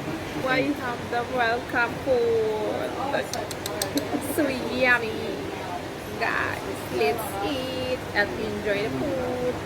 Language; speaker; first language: English; non-native, learner; Filipino